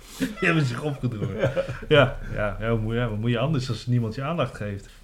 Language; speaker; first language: Dutch; native; Dutch